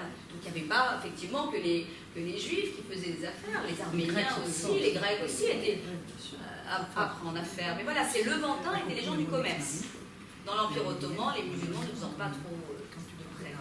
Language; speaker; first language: French; native; French